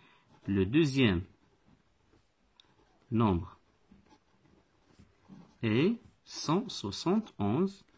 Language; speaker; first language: French; non-native, local second language; Arabic